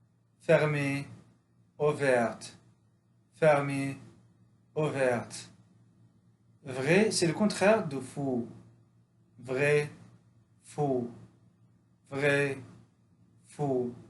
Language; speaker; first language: French; non-native, fluent; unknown